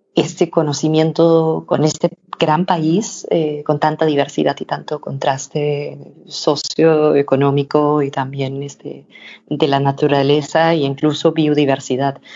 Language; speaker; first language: Spanish; non-native, fluent; Danish